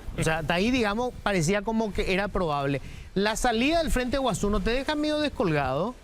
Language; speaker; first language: Spanish; native; Spanish